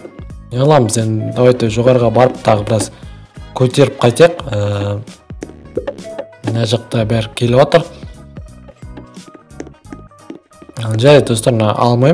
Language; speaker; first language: Kazakh; native; Kazakh